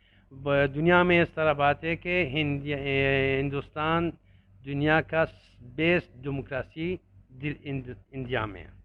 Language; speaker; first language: Hindi; non-native, learner; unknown